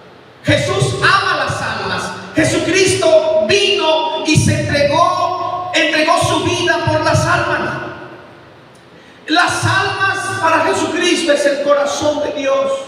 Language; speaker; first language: Spanish; native; Spanish